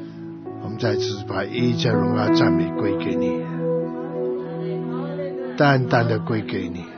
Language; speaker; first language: Chinese; native; Chinese